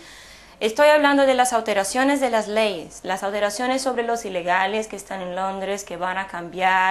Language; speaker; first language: Spanish; non-native, fluent; Portuguese